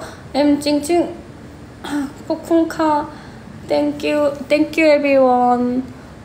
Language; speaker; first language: English; non-native, learner; Korean